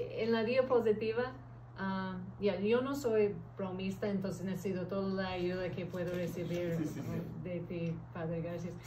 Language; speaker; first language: Spanish; early bilingual, heritage; English